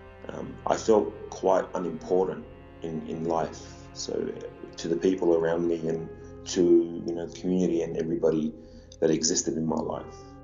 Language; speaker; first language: English; early bilingual, other home language; Arabic